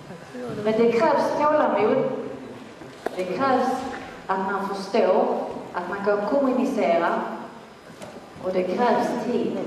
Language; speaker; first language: Swedish; non-native, fluent; Italian